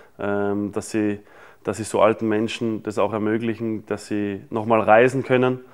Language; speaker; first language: German; native; German